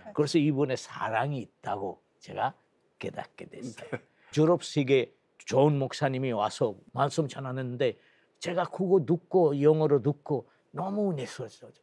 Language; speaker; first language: Korean; non-native, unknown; Bangla